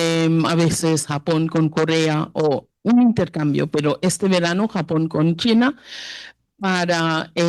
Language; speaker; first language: Spanish; non-native, fluent; English